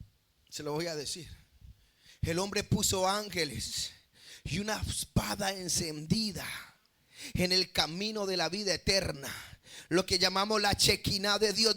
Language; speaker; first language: Spanish; native; Spanish